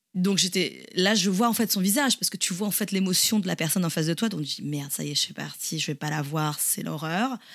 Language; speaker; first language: French; native; French